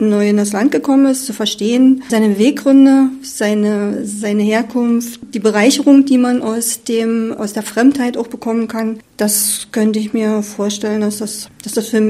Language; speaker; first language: German; native; German